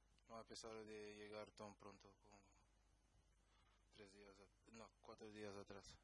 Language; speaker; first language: Spanish; non-native, learner; Kabuverdianu